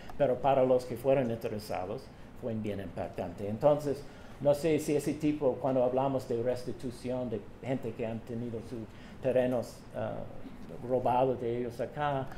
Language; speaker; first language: Spanish; non-native, fluent; English